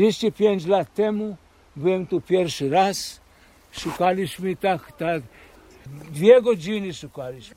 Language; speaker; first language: Polish; early bilingual, heritage; Polish